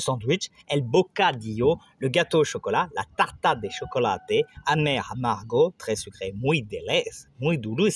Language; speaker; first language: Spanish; non-native, learner; French